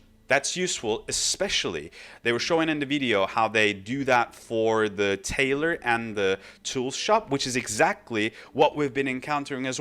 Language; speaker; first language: English; non-native, fluent; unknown